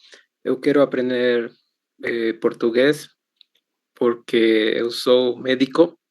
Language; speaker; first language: Portuguese; non-native, learner; Spanish